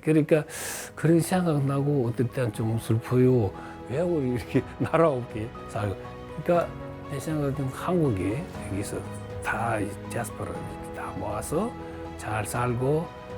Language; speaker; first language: Korean; early bilingual, heritage; Russian